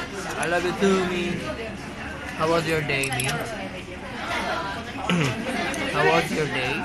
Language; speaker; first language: English; non-native, learner; Korean